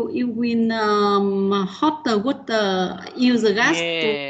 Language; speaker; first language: English; non-native, learner; Vietnamese